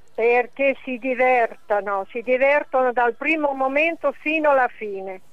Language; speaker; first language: Italian; non-native, fluent; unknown